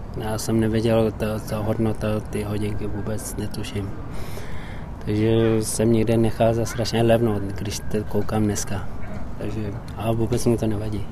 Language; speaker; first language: Czech; non-native, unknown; Tibetan